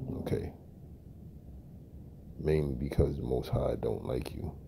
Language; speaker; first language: English; native; English